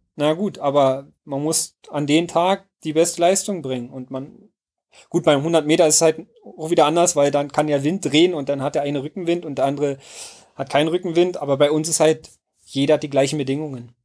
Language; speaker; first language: German; native; German